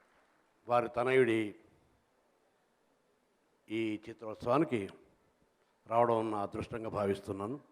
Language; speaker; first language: Telugu; native; Telugu